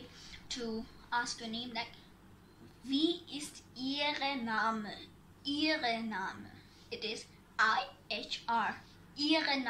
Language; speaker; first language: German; non-native, learner; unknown